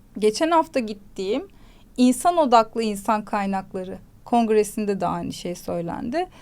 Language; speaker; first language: Turkish; native; Turkish